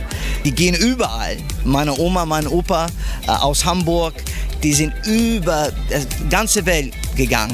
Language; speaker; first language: German; non-native, fluent; English